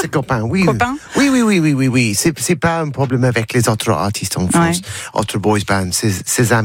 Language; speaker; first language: French; non-native, learner; English